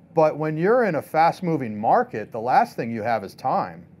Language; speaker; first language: English; native; English